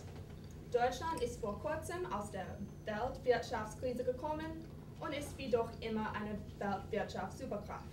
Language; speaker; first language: German; non-native, fluent; English